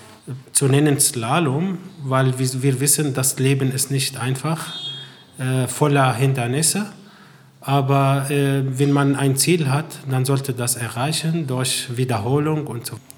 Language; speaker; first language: German; non-native, fluent; Arabic